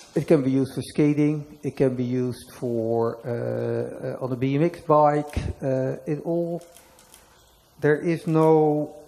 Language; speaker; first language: English; non-native, fluent; Dutch